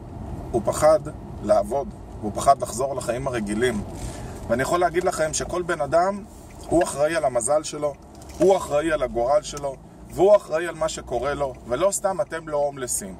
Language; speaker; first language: Hebrew; native; Hebrew